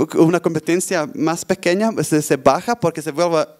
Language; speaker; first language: Spanish; non-native, fluent; Bosnian